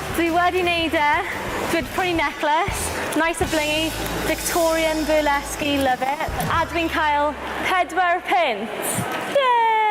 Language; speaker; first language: Welsh; non-native, local second language; English